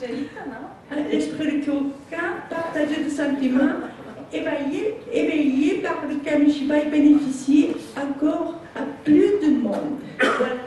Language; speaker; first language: French; non-native, learner; Japanese